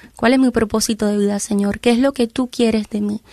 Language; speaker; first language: Spanish; native; Spanish